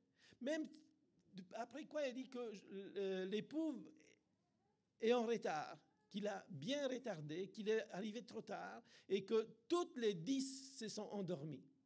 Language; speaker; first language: French; non-native, fluent; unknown